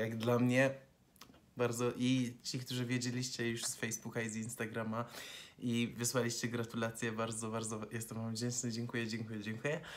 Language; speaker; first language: Polish; non-native, fluent; Persian